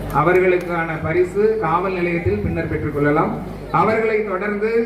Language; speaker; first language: Tamil; native; Tamil